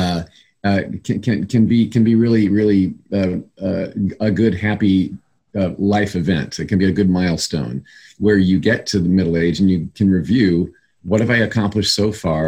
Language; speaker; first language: English; native; English